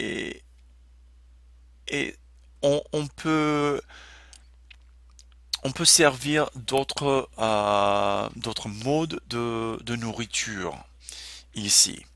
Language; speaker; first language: French; non-native, fluent; English